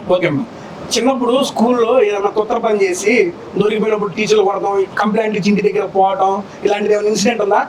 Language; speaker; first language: Telugu; native; Telugu